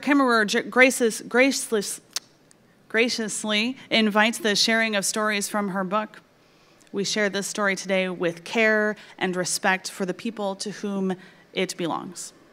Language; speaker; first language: English; native; English